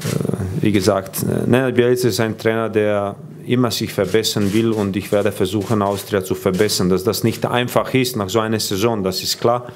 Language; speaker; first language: German; non-native, fluent; Croatian